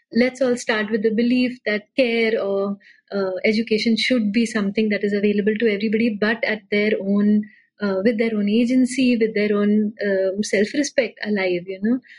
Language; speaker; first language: English; non-native, local second language; Marathi